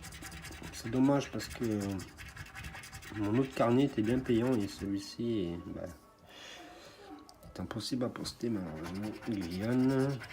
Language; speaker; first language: French; native; French